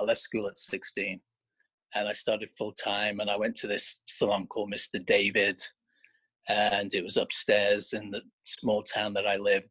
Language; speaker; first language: English; native; English